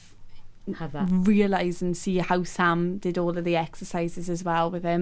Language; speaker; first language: English; native; English